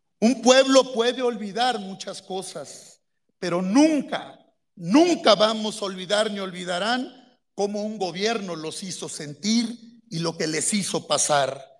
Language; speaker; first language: Spanish; native; Spanish